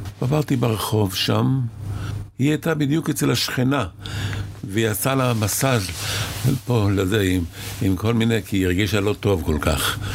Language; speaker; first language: Hebrew; early bilingual, other home language; Arabic